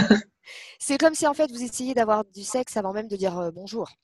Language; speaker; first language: French; native; French